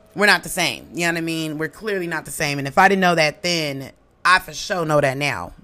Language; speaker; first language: English; native; English